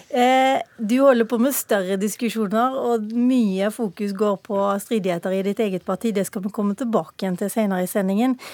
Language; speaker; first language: Norwegian; native; Norwegian